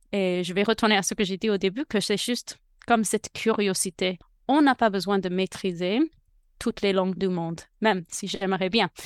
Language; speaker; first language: French; non-native, fluent; English